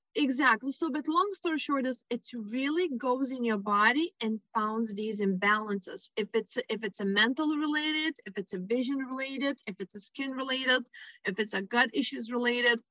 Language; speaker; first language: English; non-native, fluent; Lithuanian